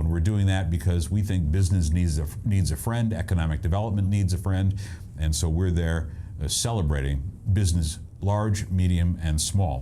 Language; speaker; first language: English; native; English